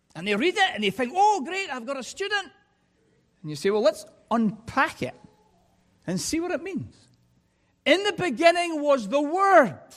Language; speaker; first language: English; native; English